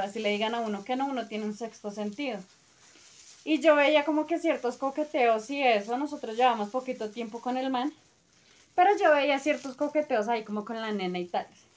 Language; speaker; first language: Spanish; native; Spanish